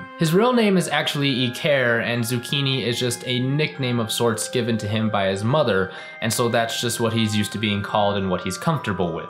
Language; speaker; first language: English; native; English